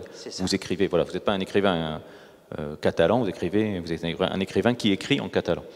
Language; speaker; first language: French; native; French